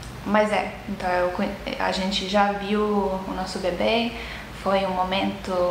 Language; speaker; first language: Portuguese; non-native, fluent; Estonian